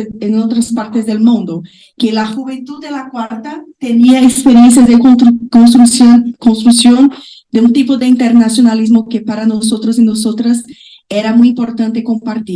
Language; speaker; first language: Spanish; non-native, fluent; Portuguese